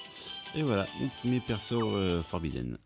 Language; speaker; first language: French; native; French